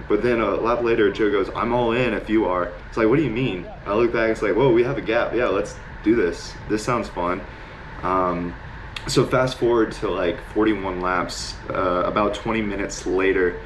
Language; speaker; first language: English; native; English